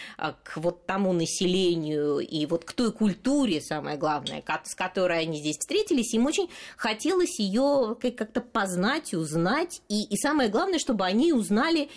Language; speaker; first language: Russian; native; Russian